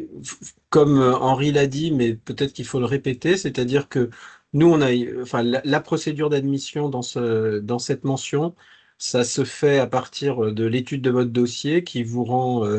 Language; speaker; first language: French; native; French